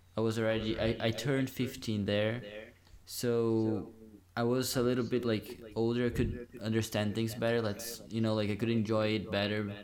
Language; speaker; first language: English; non-native, fluent; Portuguese